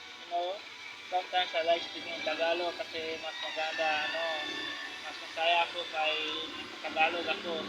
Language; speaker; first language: Filipino; non-native, learner; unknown